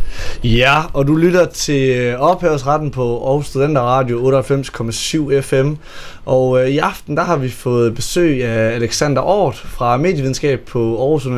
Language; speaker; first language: Danish; native; Danish